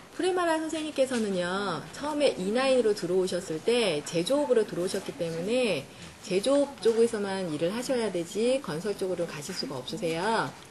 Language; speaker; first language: Korean; native; Korean